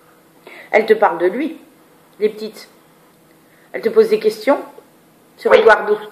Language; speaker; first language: French; native; French